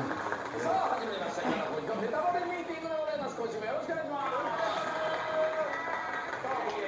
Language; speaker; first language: Japanese; native; Japanese